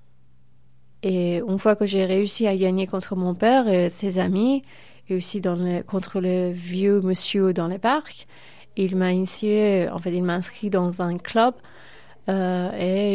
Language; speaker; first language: French; non-native, fluent; Persian